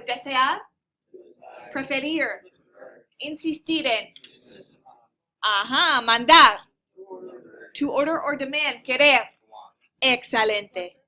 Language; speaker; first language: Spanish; non-native, fluent; English